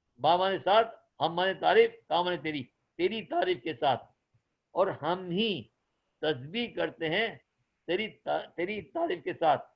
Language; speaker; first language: Urdu; native; Urdu